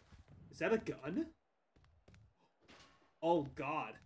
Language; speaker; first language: English; native; English